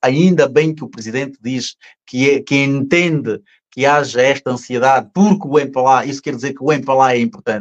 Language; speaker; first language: Portuguese; native; Portuguese